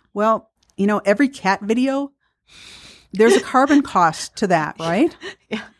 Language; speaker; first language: English; native; English